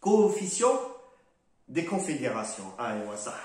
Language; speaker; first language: French; non-native, local second language; Arabic